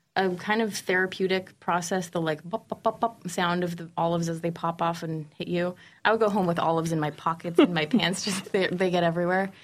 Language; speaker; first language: English; native; English